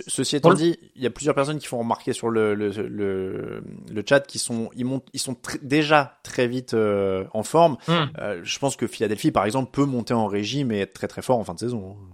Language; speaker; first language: French; native; French